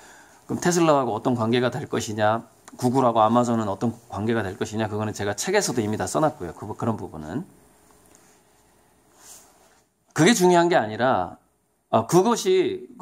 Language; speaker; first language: Korean; native; Korean